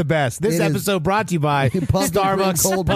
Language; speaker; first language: English; native; English